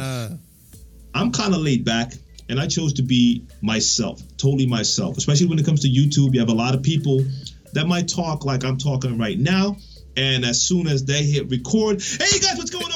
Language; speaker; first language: English; non-native, fluent; Dutch